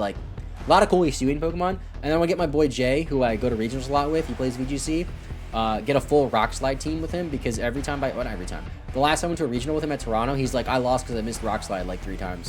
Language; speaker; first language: English; native; English